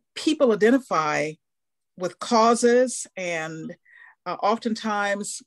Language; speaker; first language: English; native; English